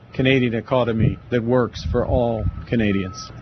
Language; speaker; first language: English; native; English